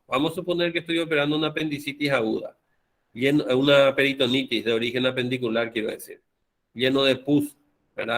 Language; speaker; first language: Spanish; native; Spanish